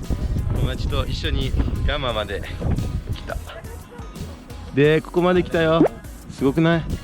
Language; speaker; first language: Japanese; non-native, fluent; French